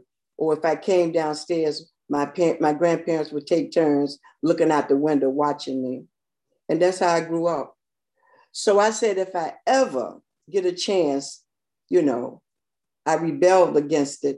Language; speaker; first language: English; native; English